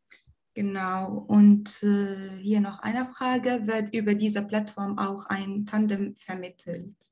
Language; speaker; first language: German; non-native, fluent; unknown